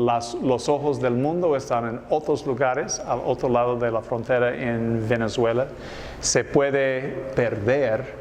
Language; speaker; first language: Spanish; non-native, fluent; English